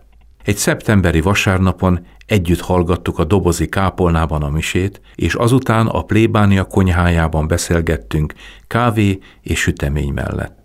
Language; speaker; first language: Hungarian; native; Hungarian